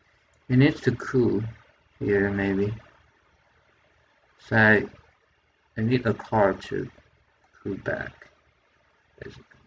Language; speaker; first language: English; non-native, fluent; Chinese